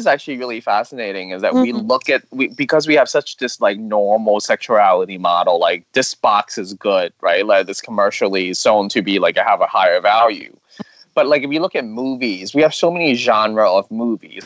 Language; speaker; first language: English; non-native, local second language; Cantonese